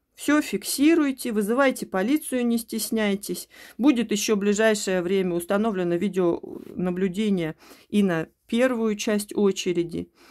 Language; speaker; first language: Russian; native; Russian